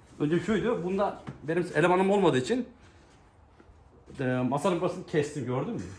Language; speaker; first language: Turkish; native; Turkish